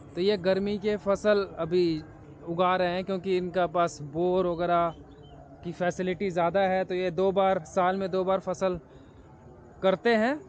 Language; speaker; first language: Hindi; native; Hindi